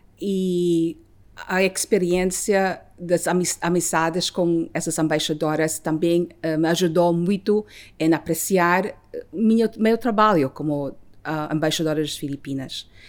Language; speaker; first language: Portuguese; non-native, learner; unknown